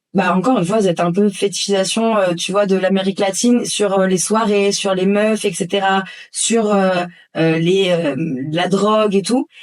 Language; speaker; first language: French; early bilingual, other home language; Spanish